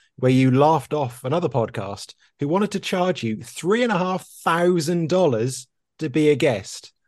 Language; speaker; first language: English; native; English